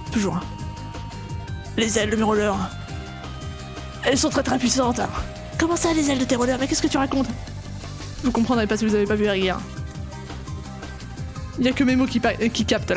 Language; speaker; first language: French; native; French